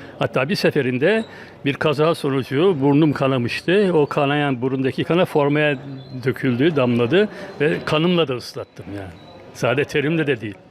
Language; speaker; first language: Turkish; native; Turkish